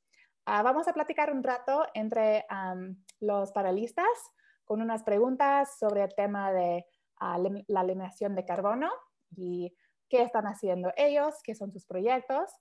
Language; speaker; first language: Spanish; early bilingual, heritage; Spanish